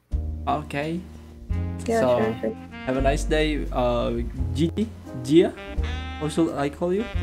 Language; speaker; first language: English; non-native, learner; Indonesian